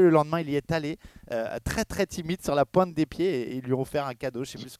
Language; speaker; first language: French; native; French